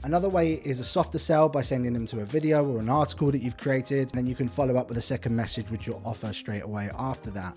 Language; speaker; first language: English; native; English